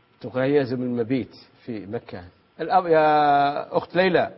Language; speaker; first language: Arabic; native; Arabic